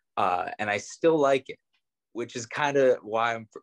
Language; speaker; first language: English; native; English